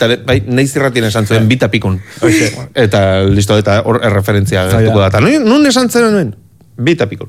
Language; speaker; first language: Basque; native; Basque